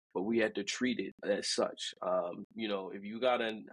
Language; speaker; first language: English; early bilingual, other home language; Haitian Creole